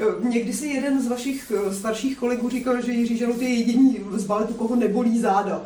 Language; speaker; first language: Czech; native; Czech